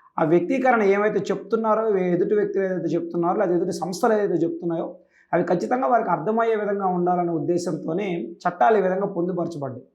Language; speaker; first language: Telugu; native; Telugu